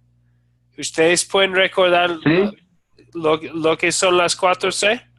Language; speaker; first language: Spanish; non-native, fluent; English